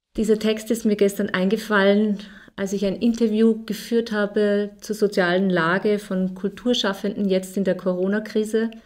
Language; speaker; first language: German; native; German